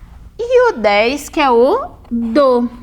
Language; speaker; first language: Portuguese; native; Portuguese